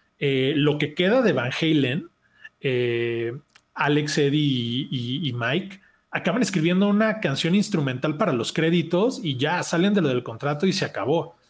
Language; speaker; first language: Spanish; native; Spanish